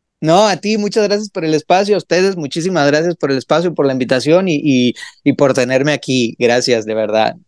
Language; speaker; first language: Spanish; early bilingual, heritage; Spanish